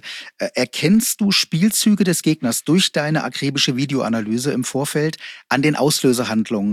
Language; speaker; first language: German; native; German